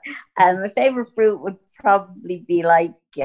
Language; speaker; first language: English; native; English